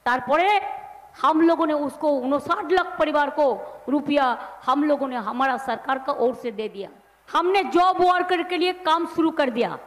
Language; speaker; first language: Hindi; non-native, local second language; Bangla